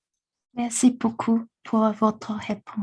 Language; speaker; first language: French; non-native, learner; Chinese